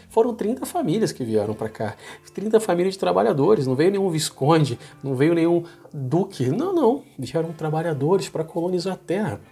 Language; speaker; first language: Portuguese; native; Portuguese